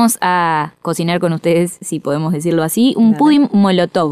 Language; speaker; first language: Spanish; native; Spanish